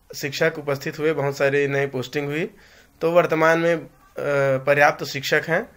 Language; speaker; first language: Hindi; native; Hindi